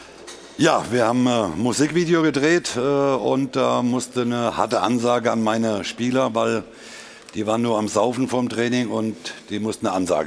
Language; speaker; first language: German; native; German